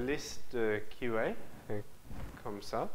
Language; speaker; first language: French; non-native, learner; English